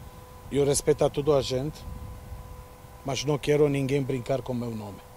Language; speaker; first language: Portuguese; non-native, learner; Romanian